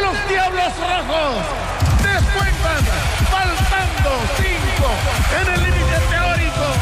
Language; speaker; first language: Spanish; native; Spanish